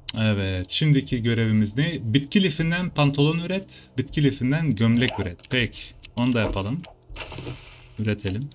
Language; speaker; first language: Turkish; early bilingual, heritage; Turkish